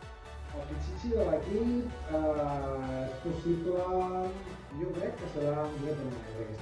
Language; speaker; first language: Catalan; native; Catalan